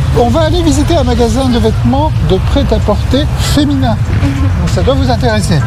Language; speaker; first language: French; native; French